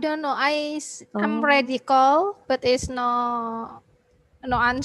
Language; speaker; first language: English; non-native, learner; Indonesian